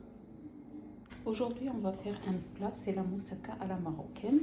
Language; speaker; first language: French; non-native, local second language; Arabic